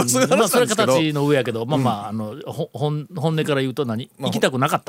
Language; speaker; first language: Japanese; native; Japanese